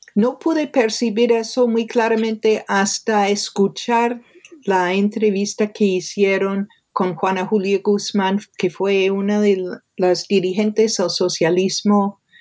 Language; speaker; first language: Spanish; non-native, fluent; English